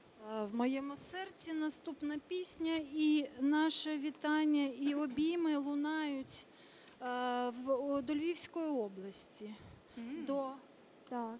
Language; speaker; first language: Ukrainian; native; Ukrainian